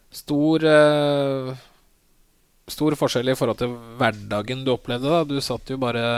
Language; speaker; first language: Norwegian; native; Norwegian